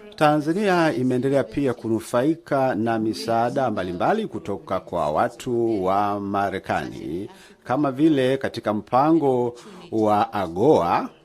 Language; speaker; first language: Swahili; native; Swahili